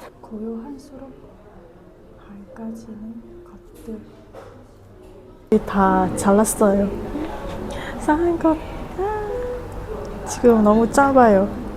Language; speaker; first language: Korean; non-native, learner; Vietnamese